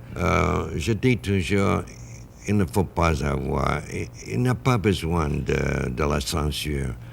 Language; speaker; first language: French; non-native, fluent; English